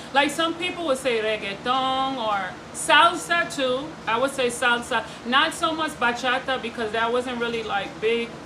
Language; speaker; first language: English; early bilingual, other home language; Spanish